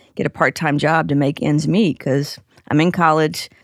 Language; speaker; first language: English; native; English